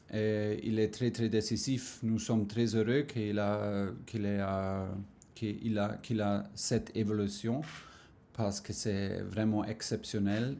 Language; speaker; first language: French; non-native, fluent; German